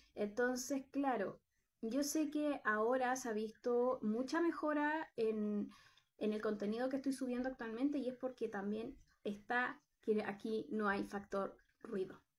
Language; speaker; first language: Spanish; native; Spanish